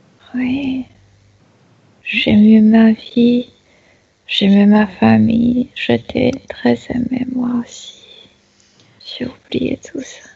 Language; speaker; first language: French; non-native, fluent; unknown